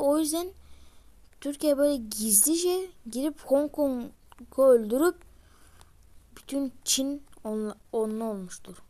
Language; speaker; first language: Turkish; early bilingual, heritage; Turkish